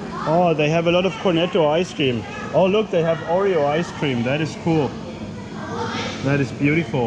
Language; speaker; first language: English; non-native, fluent; German